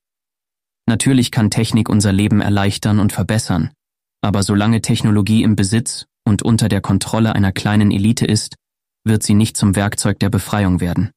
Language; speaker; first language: German; native; German